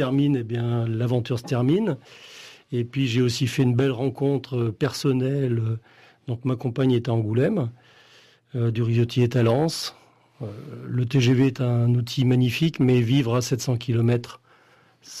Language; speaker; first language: French; native; French